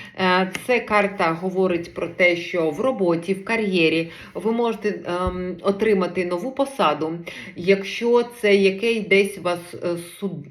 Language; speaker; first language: Ukrainian; non-native, local second language; Russian